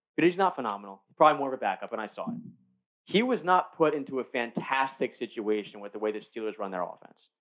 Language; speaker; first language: English; native; English